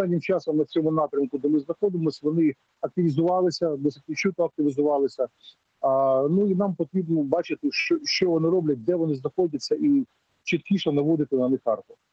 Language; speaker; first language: Ukrainian; native; Ukrainian